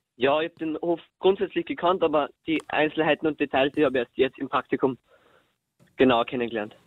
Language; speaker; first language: German; native; German